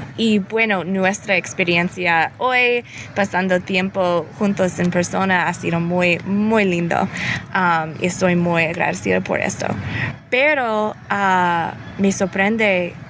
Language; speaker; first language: Spanish; early bilingual, heritage; English